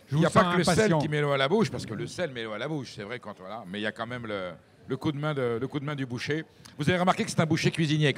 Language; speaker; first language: French; native; French